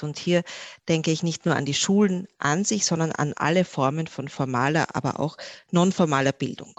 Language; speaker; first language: German; native; German